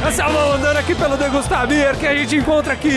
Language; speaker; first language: Portuguese; native; Portuguese